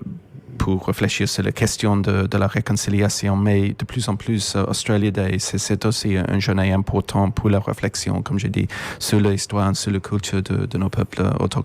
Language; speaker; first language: French; non-native, fluent; English